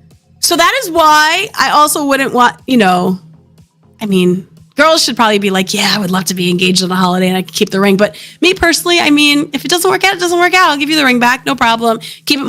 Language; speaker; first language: English; native; English